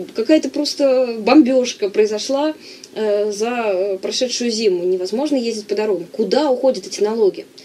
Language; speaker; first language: Russian; native; Russian